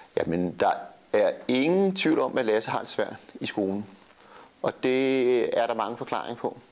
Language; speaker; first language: Danish; native; Danish